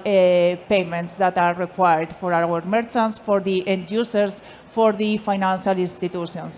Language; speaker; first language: English; non-native, fluent; Spanish